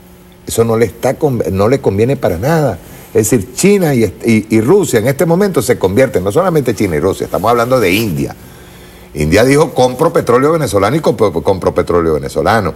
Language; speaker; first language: Spanish; native; Spanish